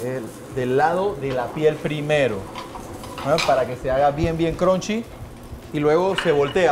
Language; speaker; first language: Spanish; native; Spanish